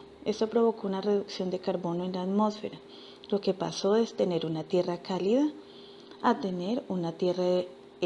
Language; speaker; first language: Spanish; native; Spanish